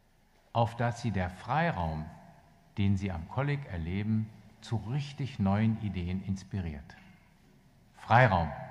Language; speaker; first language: German; native; German